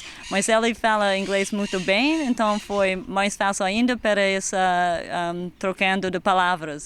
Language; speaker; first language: Portuguese; non-native, learner; English